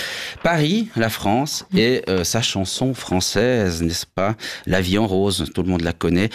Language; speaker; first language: French; native; French